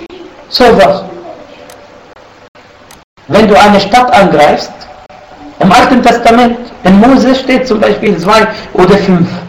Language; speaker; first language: German; non-native, fluent; Arabic